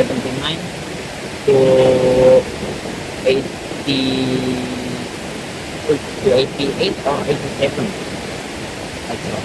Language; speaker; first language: English; non-native, learner; Indonesian